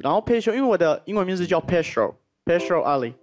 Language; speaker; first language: Chinese; non-native, fluent; Arabic